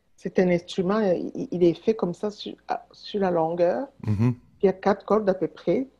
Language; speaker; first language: French; non-native, local second language; Kinyarwanda